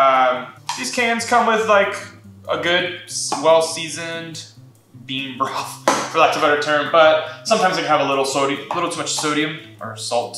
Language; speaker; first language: English; native; English